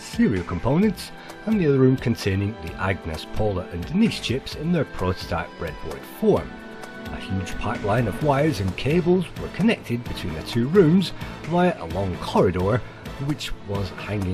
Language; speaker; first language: English; native; English